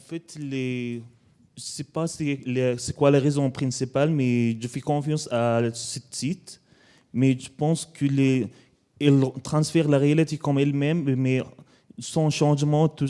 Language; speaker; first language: French; non-native, learner; Arabic